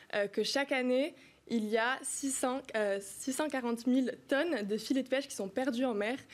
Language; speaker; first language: French; native; French